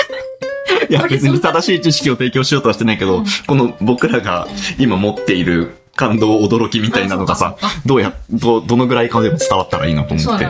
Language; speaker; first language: Japanese; native; Japanese